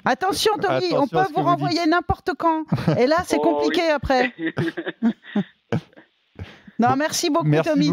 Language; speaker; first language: French; native; French